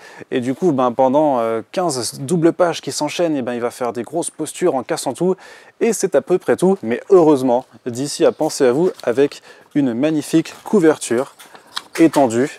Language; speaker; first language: French; native; French